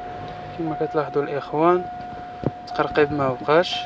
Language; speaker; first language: Arabic; native; Arabic